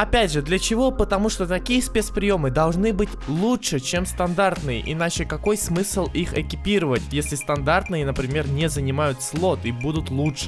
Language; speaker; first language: Russian; native; Russian